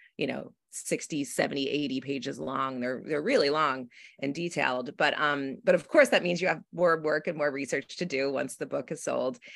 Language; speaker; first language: English; native; English